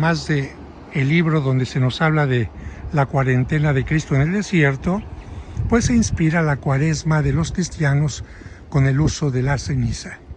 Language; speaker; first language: Spanish; native; Spanish